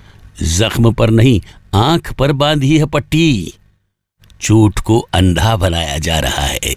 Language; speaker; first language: Hindi; native; Hindi